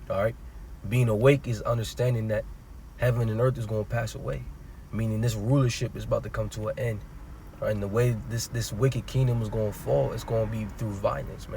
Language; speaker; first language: English; native; English